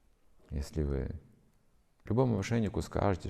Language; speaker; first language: Russian; native; Russian